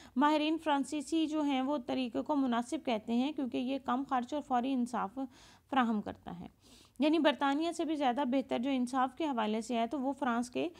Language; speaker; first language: Urdu; non-native, local second language; Punjabi